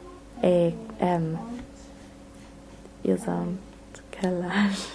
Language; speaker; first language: French; non-native, learner; English